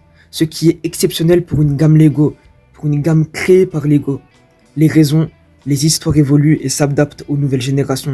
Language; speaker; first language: French; native; French